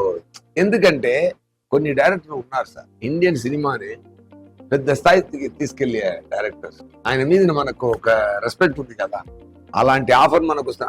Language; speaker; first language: Telugu; non-native, fluent; Tamil